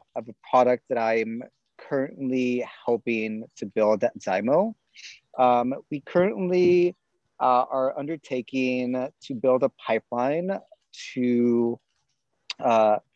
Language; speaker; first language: English; native; English